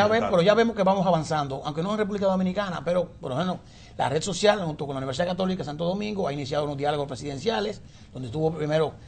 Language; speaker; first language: Spanish; native; Spanish